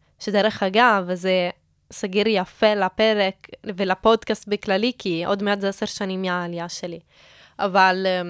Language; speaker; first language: Hebrew; non-native, fluent; Italian